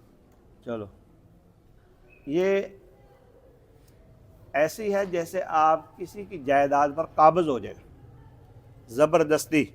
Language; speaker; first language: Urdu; non-native, local second language; Punjabi